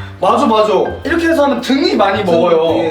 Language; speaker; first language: Korean; native; Korean